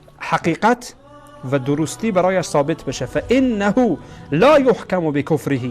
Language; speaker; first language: Persian; native; Persian